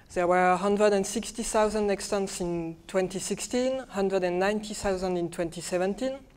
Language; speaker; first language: English; non-native, fluent; French